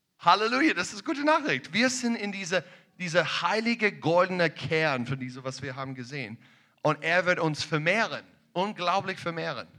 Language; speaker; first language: German; non-native, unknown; English